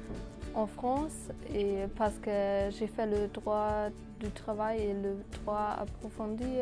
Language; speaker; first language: French; non-native, fluent; German